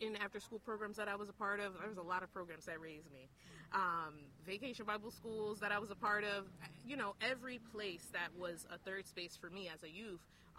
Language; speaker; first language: English; native; English